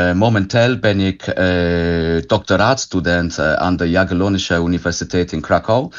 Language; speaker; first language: Dutch; non-native, learner; English